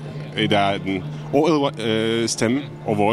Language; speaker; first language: Danish; non-native, fluent; Czech